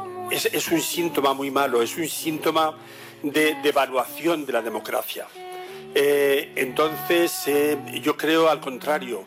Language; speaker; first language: Spanish; native; Spanish